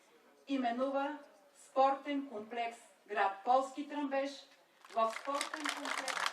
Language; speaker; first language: Bulgarian; native; Bulgarian